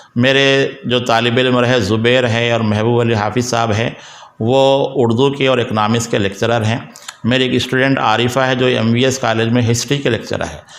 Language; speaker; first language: Urdu; native; Urdu